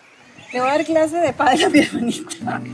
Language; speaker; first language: Spanish; native; Spanish